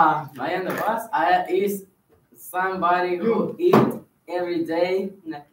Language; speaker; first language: English; non-native, learner; Spanish